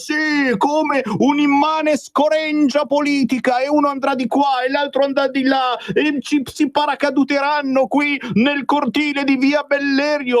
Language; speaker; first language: Italian; native; Italian